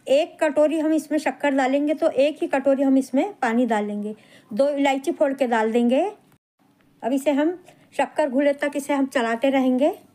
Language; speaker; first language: Hindi; native; Hindi